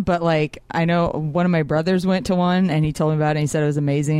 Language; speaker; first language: English; native; English